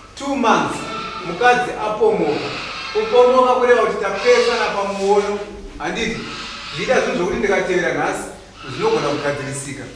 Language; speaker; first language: Shona; native; Shona